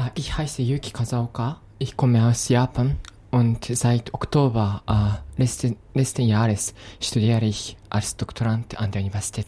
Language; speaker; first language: German; non-native, fluent; Japanese